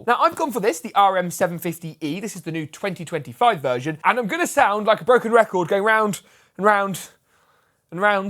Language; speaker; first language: English; native; English